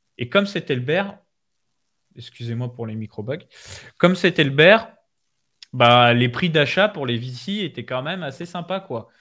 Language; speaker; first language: French; native; French